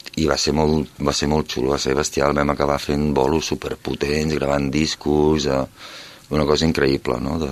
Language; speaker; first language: Catalan; native; Catalan